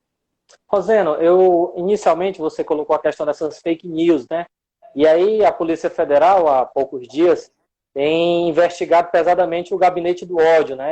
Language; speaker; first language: Portuguese; native; Portuguese